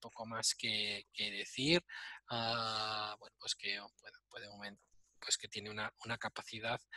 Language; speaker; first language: Spanish; native; Spanish